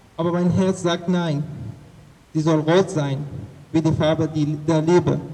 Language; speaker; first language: German; non-native, fluent; Persian